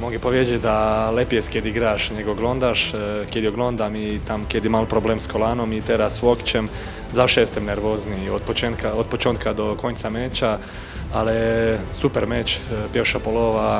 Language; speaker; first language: Polish; non-native, learner; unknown